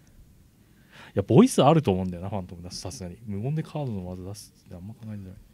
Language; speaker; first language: Japanese; native; Japanese